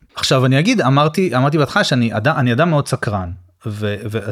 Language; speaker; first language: Hebrew; native; Hebrew